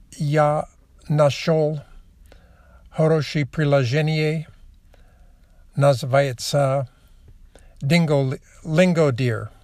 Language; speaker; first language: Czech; non-native, learner; Russian